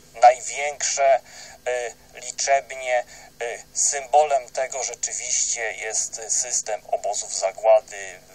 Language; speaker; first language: Polish; native; Polish